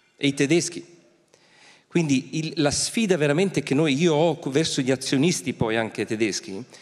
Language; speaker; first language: Italian; non-native, fluent; German